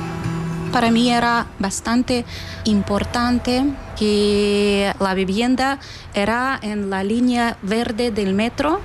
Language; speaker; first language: Spanish; non-native, fluent; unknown